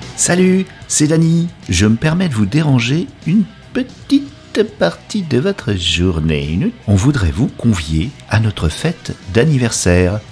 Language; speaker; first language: French; native; French